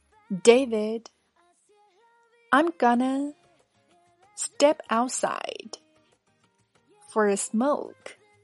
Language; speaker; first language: English; non-native, fluent; Chinese